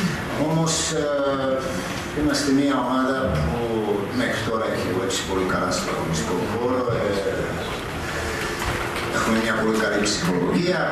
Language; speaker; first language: Greek; non-native, fluent; Serbian